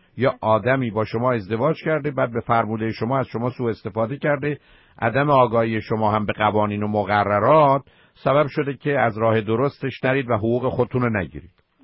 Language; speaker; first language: Persian; native; Persian